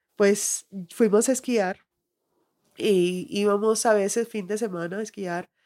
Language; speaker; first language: Spanish; early bilingual, heritage; Spanish